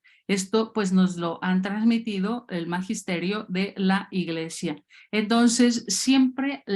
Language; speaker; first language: Spanish; native; Spanish